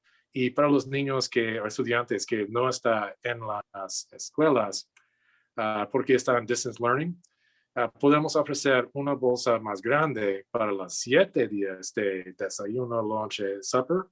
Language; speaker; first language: Spanish; non-native, learner; English